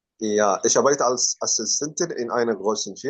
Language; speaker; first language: German; non-native, learner; Arabic